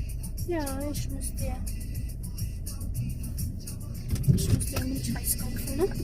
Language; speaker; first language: German; non-native, fluent; Tajik